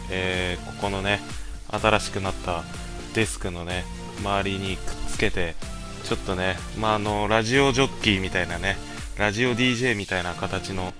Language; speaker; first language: Japanese; native; Japanese